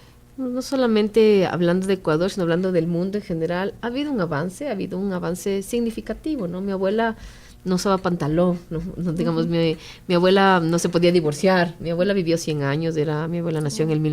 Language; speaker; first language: Spanish; native; Spanish